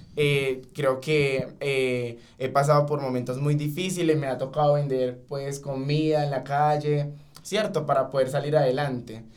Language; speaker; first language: Spanish; native; Spanish